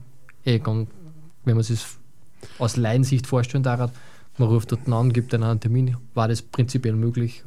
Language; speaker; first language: German; native; German